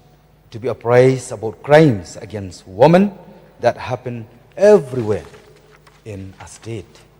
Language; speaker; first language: English; non-native, local second language; Khasi